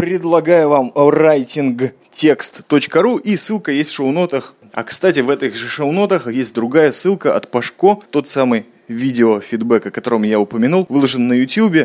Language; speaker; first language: Russian; native; Russian